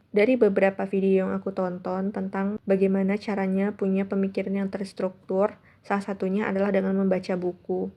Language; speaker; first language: Indonesian; non-native, local second language; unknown